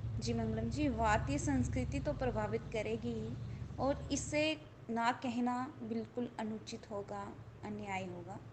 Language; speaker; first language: Hindi; non-native, local second language; Dogri